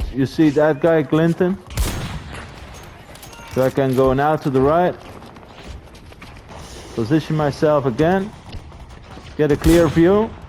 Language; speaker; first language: English; non-native, fluent; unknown